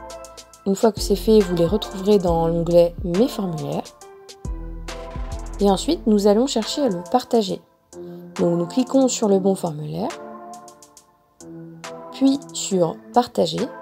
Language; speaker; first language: French; native; French